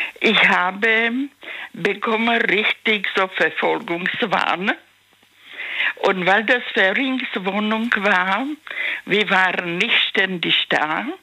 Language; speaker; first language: German; non-native, learner; Czech